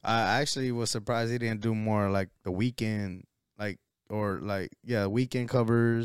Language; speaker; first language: English; early bilingual, other home language; Spanish